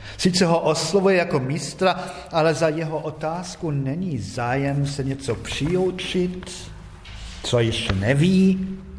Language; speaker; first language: Czech; non-native, fluent; German